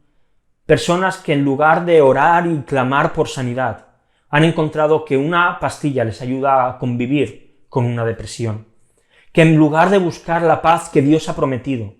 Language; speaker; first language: Spanish; native; Spanish